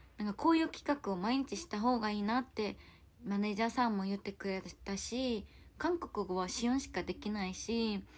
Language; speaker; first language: Japanese; non-native, fluent; Korean